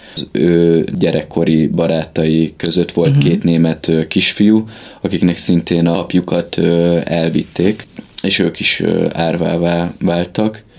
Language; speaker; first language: Hungarian; native; Hungarian